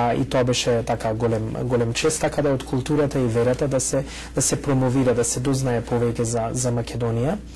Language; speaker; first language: Macedonian; early bilingual, heritage; Macedonian